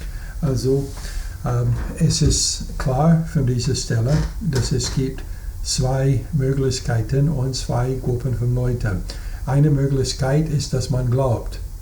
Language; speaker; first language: German; non-native, fluent; English